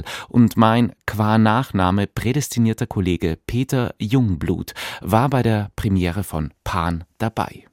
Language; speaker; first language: German; native; German